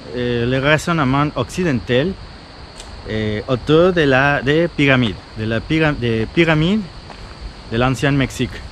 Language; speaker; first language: French; non-native, fluent; Spanish